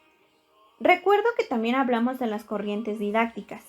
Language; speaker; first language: Spanish; native; Spanish